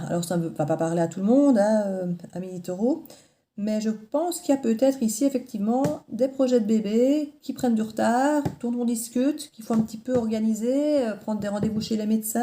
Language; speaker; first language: French; native; French